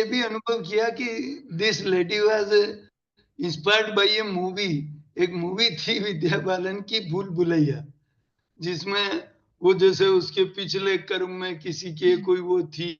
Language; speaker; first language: Hindi; native; Hindi